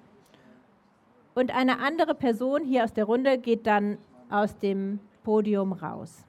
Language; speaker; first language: German; native; German